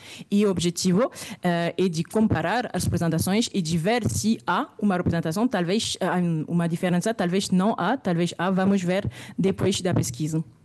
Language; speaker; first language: Portuguese; non-native, fluent; French